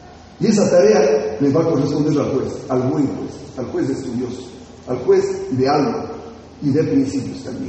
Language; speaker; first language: Spanish; native; Spanish